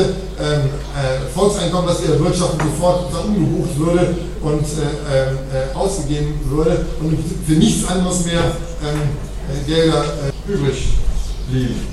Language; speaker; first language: German; native; German